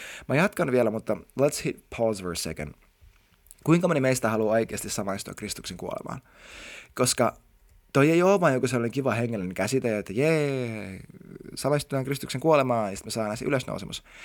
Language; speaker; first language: Finnish; native; Finnish